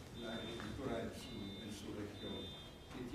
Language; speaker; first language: Spanish; non-native, fluent; French